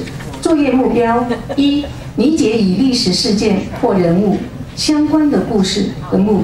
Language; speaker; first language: Chinese; native; Chinese